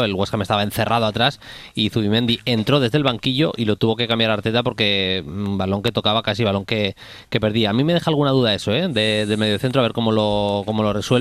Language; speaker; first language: Spanish; native; Spanish